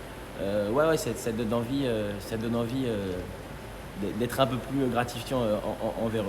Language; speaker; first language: French; native; French